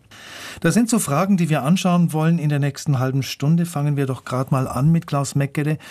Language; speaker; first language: German; native; German